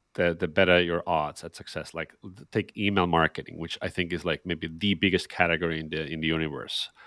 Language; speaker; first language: English; non-native, fluent; Estonian